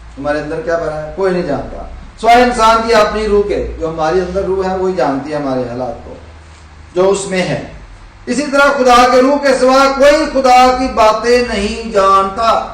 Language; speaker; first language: Urdu; non-native, local second language; Punjabi